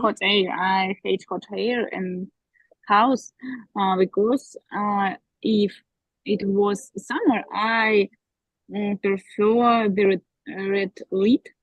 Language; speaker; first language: English; non-native, learner; Russian